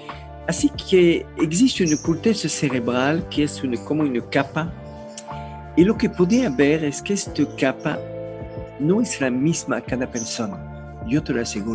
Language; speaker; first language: Spanish; non-native, learner; French